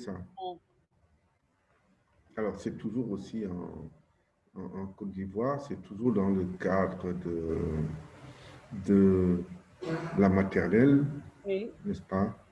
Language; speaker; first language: French; non-native, local second language; Wolof